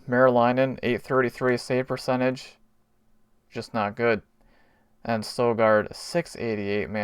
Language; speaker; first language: English; native; English